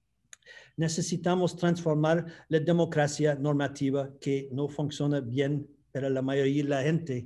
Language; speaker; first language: Spanish; non-native, fluent; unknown